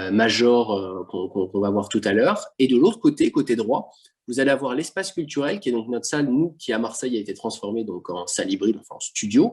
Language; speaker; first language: French; native; French